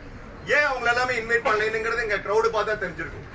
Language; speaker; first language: Tamil; native; Tamil